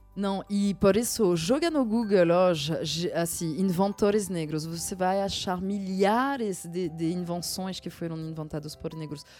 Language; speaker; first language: Portuguese; non-native, fluent; French